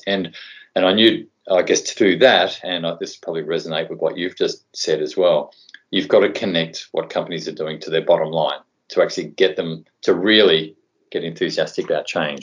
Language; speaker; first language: English; native; English